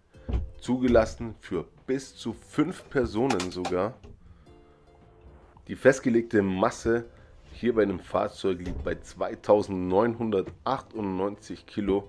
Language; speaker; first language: German; native; German